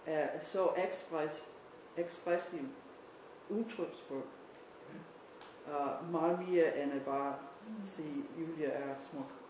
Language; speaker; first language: Danish; non-native, fluent; English